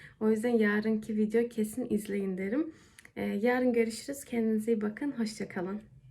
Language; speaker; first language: Turkish; early bilingual, heritage; Turkish